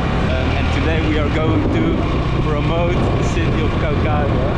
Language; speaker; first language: English; non-native, fluent; Dutch